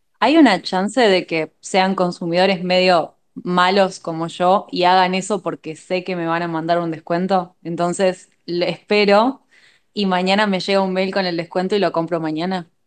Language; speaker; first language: Spanish; native; Spanish